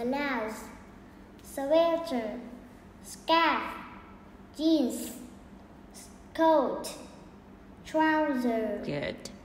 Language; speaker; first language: English; non-native, learner; Vietnamese